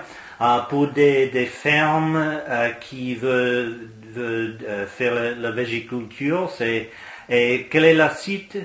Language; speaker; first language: French; non-native, learner; English